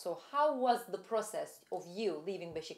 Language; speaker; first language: English; non-native, fluent; Turkish